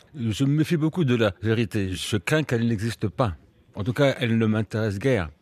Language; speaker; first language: French; early bilingual, other home language; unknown